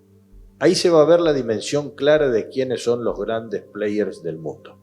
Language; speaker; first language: Spanish; native; Spanish